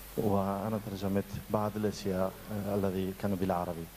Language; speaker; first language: Arabic; non-native, fluent; Spanish